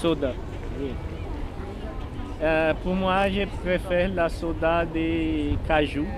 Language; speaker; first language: French; non-native, learner; Portuguese